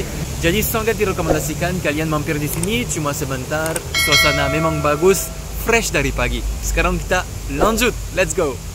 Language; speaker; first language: Indonesian; non-native, fluent; French